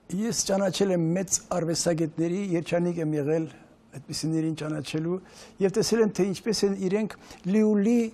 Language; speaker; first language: Armenian; early bilingual, heritage; Armenian